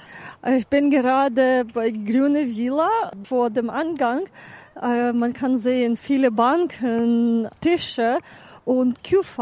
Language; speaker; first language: German; non-native, fluent; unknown